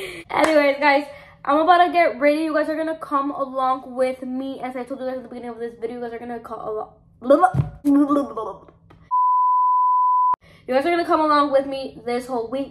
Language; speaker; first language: English; early bilingual, other home language; Spanish